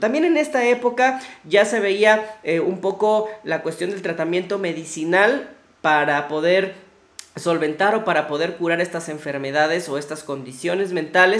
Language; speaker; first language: Spanish; native; Spanish